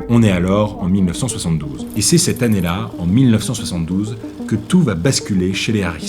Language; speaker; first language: French; native; French